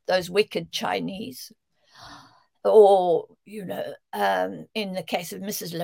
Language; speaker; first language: English; native; English